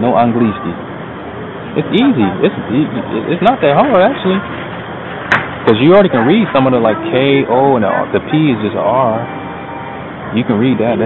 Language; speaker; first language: English; native; English